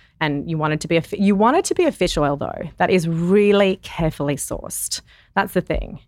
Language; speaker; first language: English; native; English